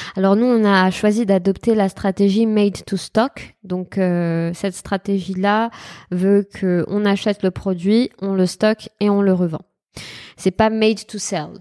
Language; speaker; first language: French; non-native, local second language; Arabic